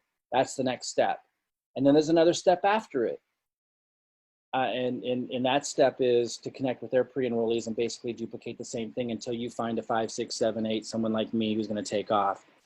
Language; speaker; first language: English; native; English